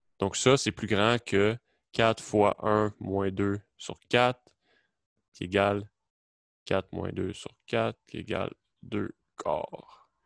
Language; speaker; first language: French; native; French